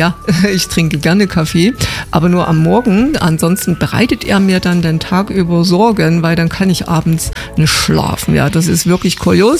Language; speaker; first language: German; native; German